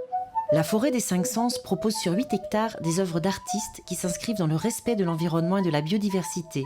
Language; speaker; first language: French; native; French